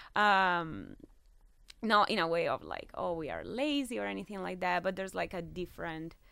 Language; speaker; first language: English; non-native, fluent; Italian